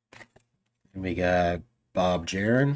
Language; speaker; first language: English; native; English